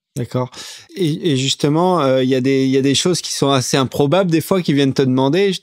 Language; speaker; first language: French; native; French